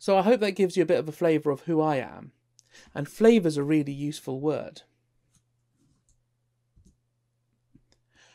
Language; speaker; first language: English; native; English